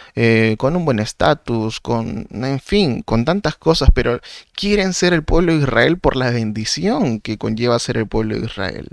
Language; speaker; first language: Spanish; native; Spanish